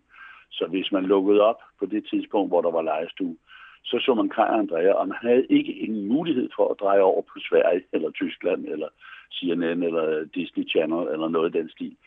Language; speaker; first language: Danish; native; Danish